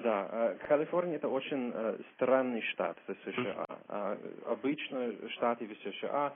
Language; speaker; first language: Russian; non-native, learner; English